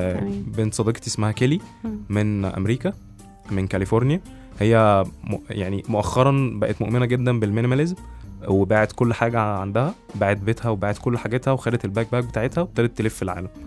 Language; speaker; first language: Arabic; native; Arabic